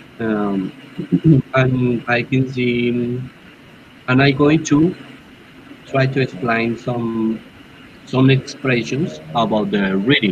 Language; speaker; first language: English; non-native, learner; Spanish